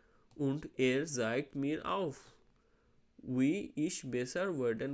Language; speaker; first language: German; non-native, learner; Hindi